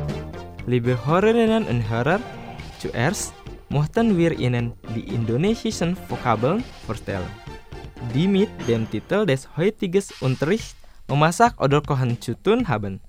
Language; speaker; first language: German; non-native, fluent; Indonesian